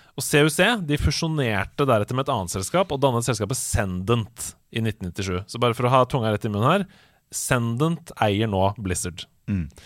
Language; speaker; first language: Norwegian; native; Norwegian